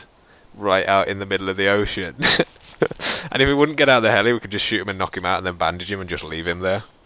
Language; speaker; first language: English; native; English